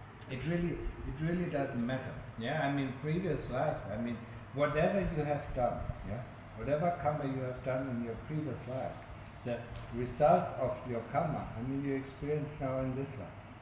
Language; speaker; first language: English; non-native, fluent; German